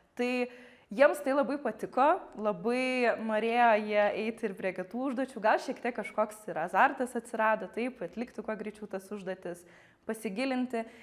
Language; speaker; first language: Lithuanian; native; Lithuanian